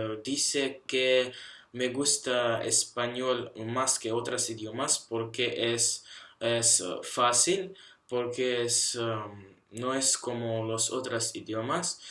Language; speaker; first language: Spanish; non-native, learner; Russian